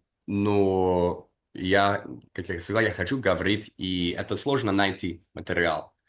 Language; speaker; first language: Russian; non-native, fluent; English